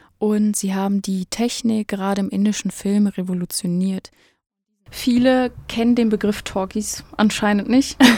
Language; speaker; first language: German; early bilingual, other home language; Uzbek